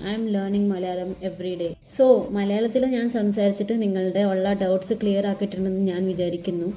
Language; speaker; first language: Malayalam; non-native, local second language; Hindi